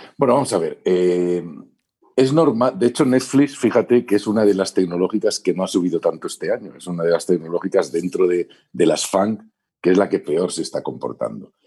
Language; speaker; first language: Spanish; native; Spanish